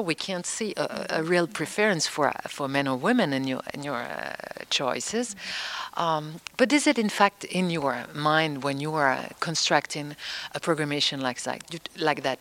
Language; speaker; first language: English; non-native, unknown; French